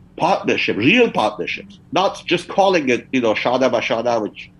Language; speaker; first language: English; early bilingual, other home language; Persian